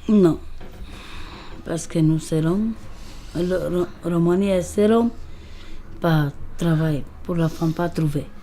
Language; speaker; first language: French; non-native, learner; Romanian